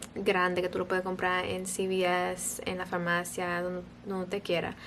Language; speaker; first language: Spanish; early bilingual, other home language; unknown